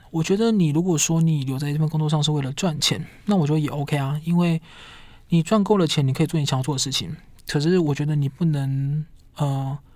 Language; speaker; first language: Chinese; native; Chinese